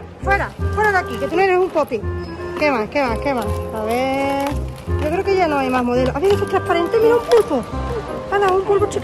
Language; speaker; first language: Spanish; native; Spanish